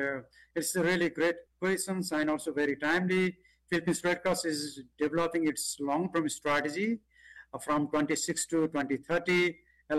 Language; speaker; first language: English; non-native, local second language; Nepali